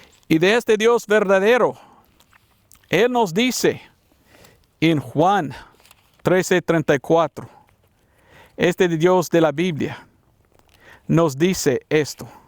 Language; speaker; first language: Spanish; non-native, learner; English